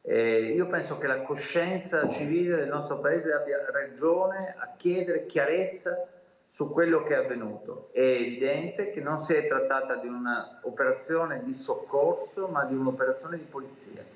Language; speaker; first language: Italian; native; Italian